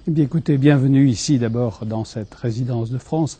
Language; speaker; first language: French; native; French